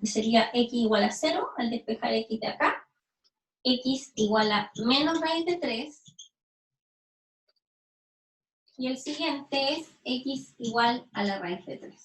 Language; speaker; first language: Spanish; native; Spanish